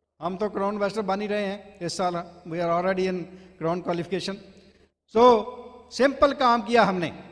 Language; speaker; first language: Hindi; non-native, local second language; Punjabi